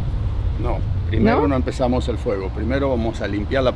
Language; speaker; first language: Spanish; native; Spanish